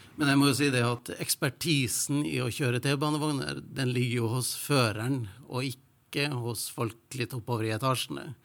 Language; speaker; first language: Norwegian; native; Norwegian